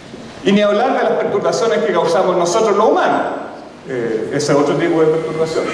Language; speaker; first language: Spanish; native; Spanish